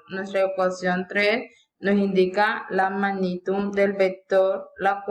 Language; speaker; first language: Spanish; native; Spanish